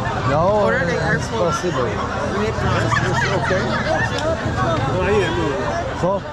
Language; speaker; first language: English; non-native, learner; Czech